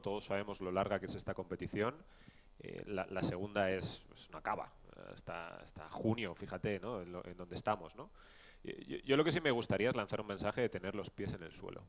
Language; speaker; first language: Spanish; native; Spanish